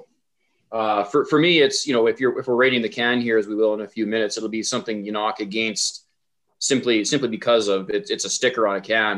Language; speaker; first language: English; native; English